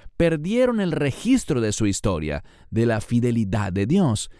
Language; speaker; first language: Spanish; non-native, fluent; Hebrew